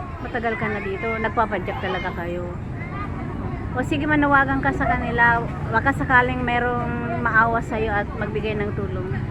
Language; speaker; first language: Filipino; native; Filipino